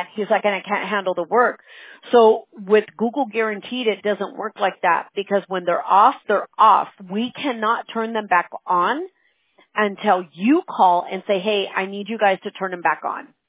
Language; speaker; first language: English; early bilingual, other home language; Spanish